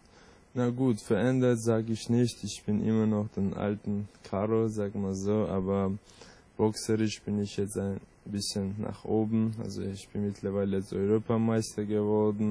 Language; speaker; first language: German; early bilingual, other home language; Armenian